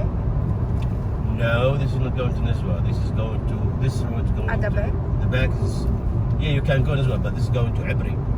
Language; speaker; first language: English; non-native, fluent; Arabic